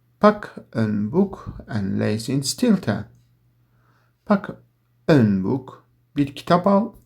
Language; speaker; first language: Dutch; non-native, learner; Turkish